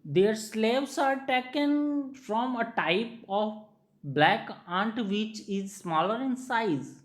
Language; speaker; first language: English; non-native, local second language; Gujarati